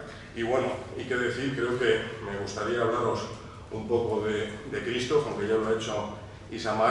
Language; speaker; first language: Spanish; native; Spanish